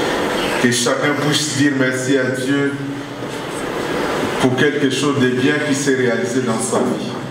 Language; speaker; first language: French; non-native, local second language; Lingala